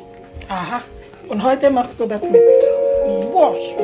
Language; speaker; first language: German; non-native, learner; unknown